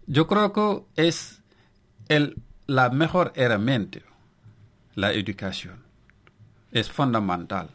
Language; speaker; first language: Spanish; non-native, local second language; Wolof